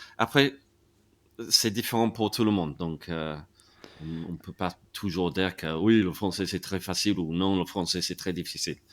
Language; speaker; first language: French; non-native, fluent; English